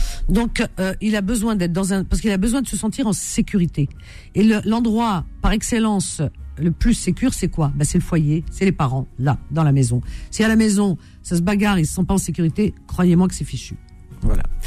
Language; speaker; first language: French; native; French